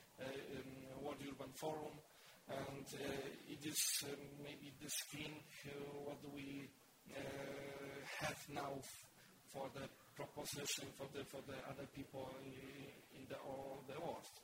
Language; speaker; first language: English; non-native, learner; Polish